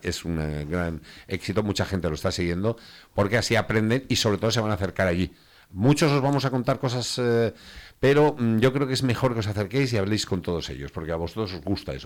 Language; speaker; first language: Spanish; native; Spanish